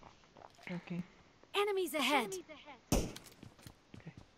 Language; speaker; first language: Spanish; native; Spanish